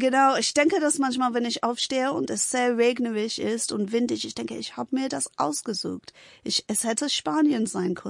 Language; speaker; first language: German; non-native, fluent; English